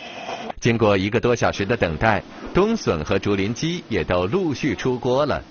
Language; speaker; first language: Chinese; native; Chinese